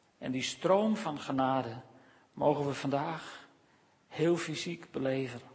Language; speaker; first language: Dutch; native; Dutch